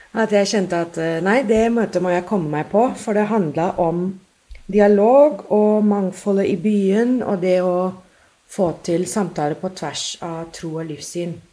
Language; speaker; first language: Norwegian; non-native, fluent; English